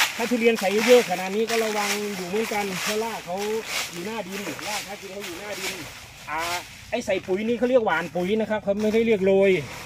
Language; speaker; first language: Thai; native; Thai